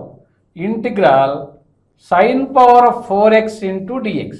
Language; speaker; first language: English; non-native, local second language; Telugu